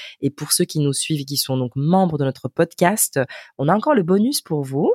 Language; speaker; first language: French; native; French